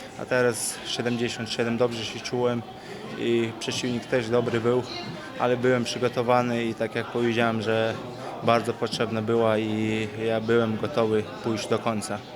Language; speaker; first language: Polish; non-native, fluent; Chechen